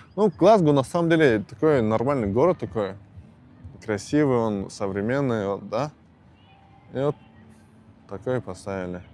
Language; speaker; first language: Russian; non-native, local second language; Tajik